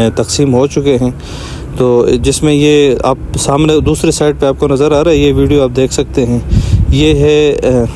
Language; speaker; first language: Urdu; non-native, local second language; Shina